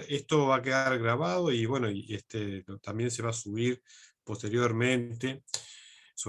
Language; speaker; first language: Spanish; native; Spanish